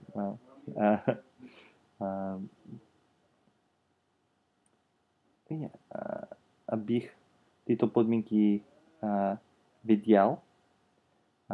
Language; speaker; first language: Czech; non-native, learner; English